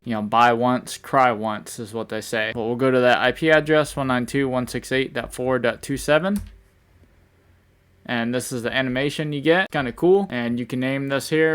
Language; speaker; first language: English; native; English